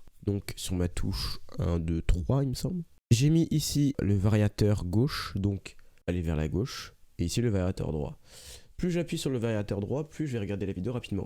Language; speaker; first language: French; native; French